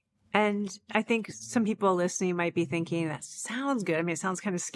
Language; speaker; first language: English; native; English